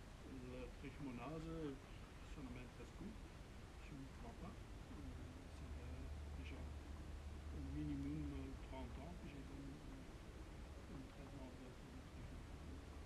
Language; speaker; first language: French; non-native, fluent; Dutch